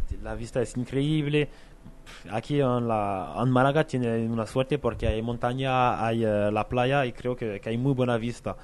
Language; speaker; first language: Spanish; non-native, fluent; French